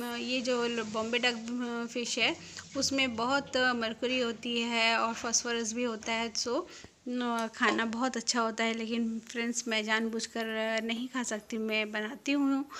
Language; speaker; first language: Hindi; non-native, local second language; Bangla